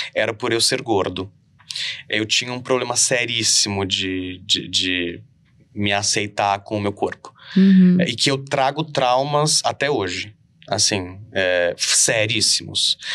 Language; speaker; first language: Portuguese; native; Portuguese